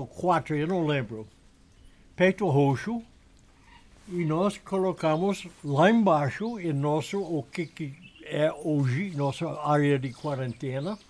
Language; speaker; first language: Portuguese; non-native, learner; English